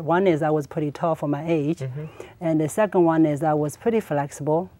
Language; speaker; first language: English; non-native, learner; Chinese